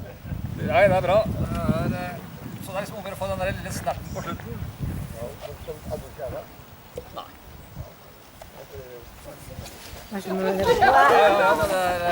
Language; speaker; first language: Norwegian; native; Norwegian